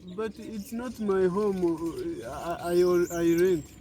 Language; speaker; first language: English; non-native, learner; Kinyarwanda